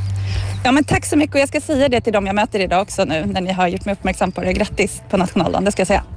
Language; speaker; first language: Swedish; native; Swedish